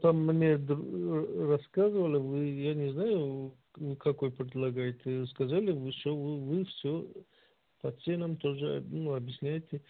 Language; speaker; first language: Russian; non-native, learner; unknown